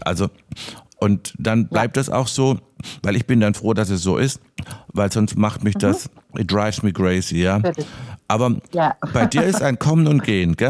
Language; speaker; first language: German; native; German